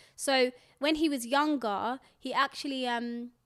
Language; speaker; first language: English; early bilingual, other home language; Arabic